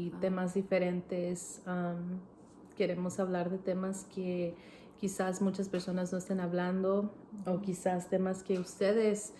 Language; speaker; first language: Spanish; early bilingual, heritage; Spanish